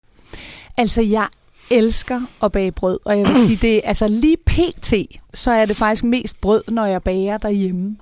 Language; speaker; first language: Danish; native; Danish